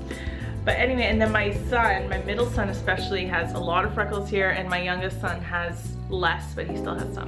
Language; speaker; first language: English; native; English